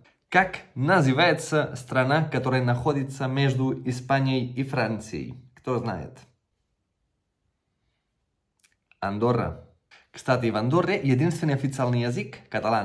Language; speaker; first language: Russian; non-native, fluent; Catalan